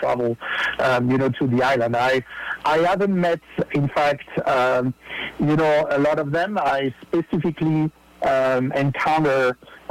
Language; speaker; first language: English; non-native, fluent; French